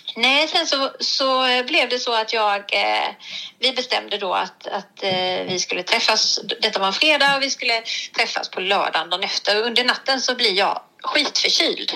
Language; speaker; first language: Swedish; native; Swedish